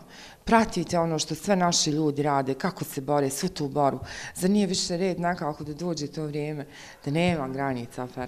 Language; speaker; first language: Croatian; native; Croatian